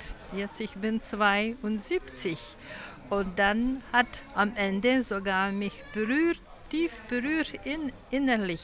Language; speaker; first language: German; non-native, learner; Lithuanian